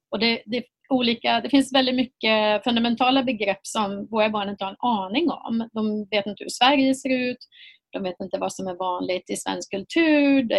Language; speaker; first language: Swedish; native; Swedish